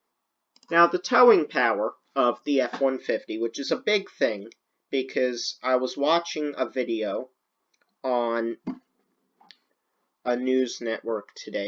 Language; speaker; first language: English; native; English